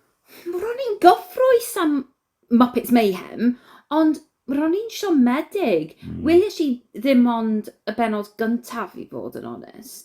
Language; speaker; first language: Welsh; non-native, learner; English